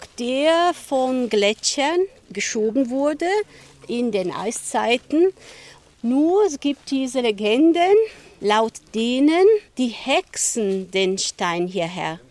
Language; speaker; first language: German; non-native, fluent; Italian